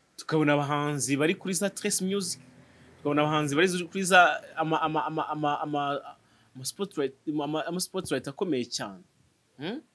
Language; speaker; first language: Kinyarwanda; native; Kinyarwanda